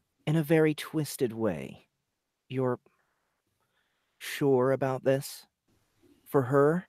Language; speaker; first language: English; native; English